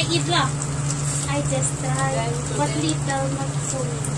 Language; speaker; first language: English; non-native, learner; Indonesian